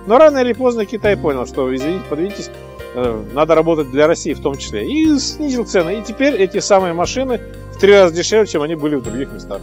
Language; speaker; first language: Russian; native; Russian